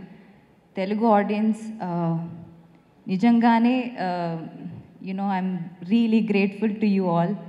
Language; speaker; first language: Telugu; non-native, fluent; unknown